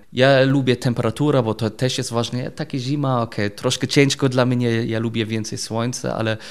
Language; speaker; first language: Polish; non-native, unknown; German